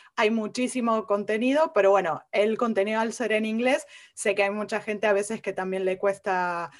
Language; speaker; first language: Spanish; native; Spanish